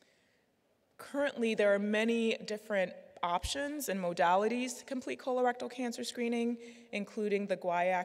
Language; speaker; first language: English; native; English